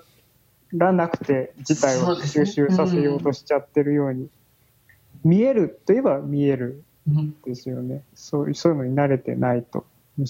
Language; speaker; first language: Japanese; native; Japanese